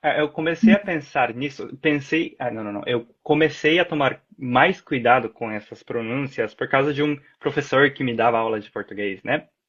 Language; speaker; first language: Portuguese; non-native, fluent; Japanese